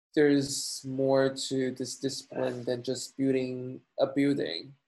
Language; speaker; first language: English; non-native, fluent; Chinese